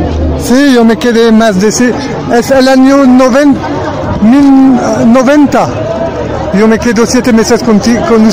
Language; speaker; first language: Spanish; non-native, learner; French